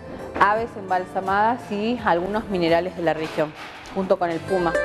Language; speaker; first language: Spanish; native; Spanish